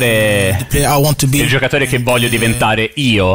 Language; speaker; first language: Italian; non-native, fluent; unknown